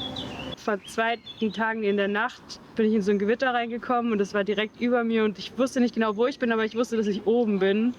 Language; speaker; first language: German; native; German